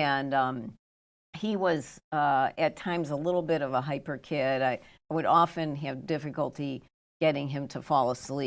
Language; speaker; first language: English; native; English